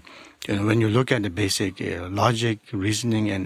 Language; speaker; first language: English; non-native, local second language; Tibetan